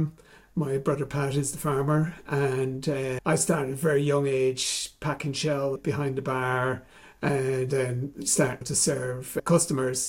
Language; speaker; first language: English; native; English